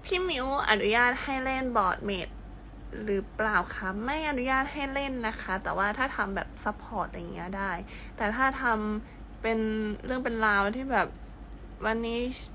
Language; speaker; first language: Thai; native; Thai